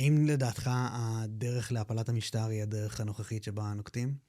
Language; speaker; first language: Hebrew; native; Hebrew